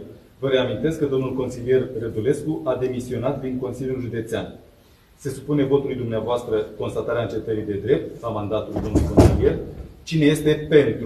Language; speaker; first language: Romanian; native; Romanian